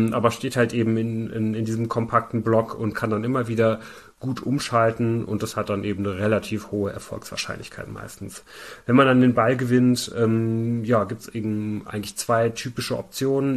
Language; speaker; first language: German; native; German